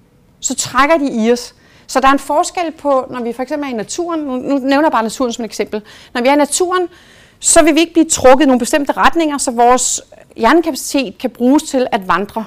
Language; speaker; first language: Danish; native; Danish